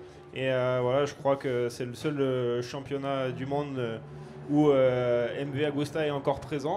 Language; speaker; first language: French; native; French